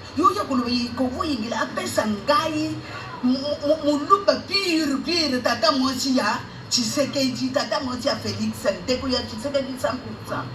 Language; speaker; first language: Lingala; non-native, local second language; Luba-Lulua